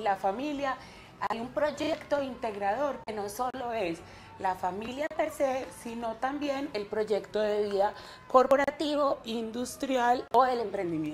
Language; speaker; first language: Spanish; native; Spanish